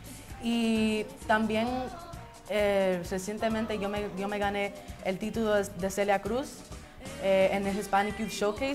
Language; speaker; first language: Spanish; early bilingual, heritage; Spanish